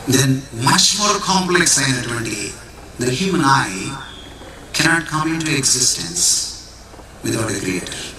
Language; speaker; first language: English; non-native, local second language; Telugu